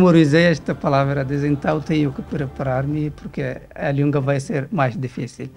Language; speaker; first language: Portuguese; non-native, learner; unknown